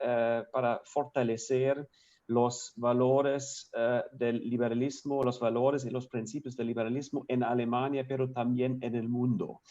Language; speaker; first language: Spanish; non-native, fluent; German